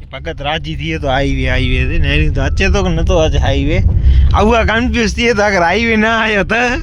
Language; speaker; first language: Gujarati; non-native, local second language; Kachhi